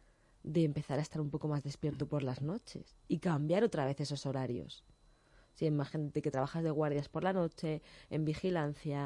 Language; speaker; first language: Spanish; native; Spanish